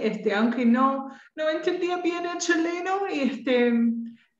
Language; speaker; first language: Spanish; non-native, fluent; English